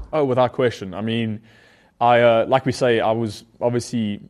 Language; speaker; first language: English; native; English